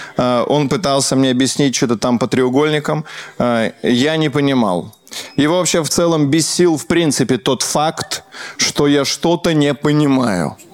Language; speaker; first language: Russian; native; Russian